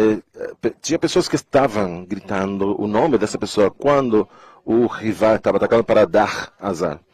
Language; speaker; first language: Portuguese; non-native, fluent; Spanish